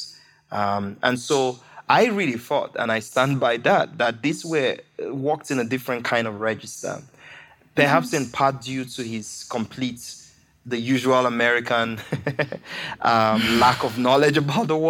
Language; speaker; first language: English; non-native, local second language; Igbo